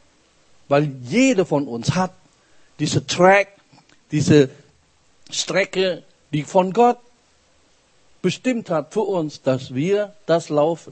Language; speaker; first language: German; non-native, fluent; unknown